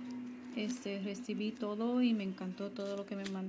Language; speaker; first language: Spanish; early bilingual, heritage; Spanish